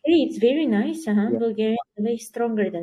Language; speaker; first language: English; non-native, fluent; Kyrgyz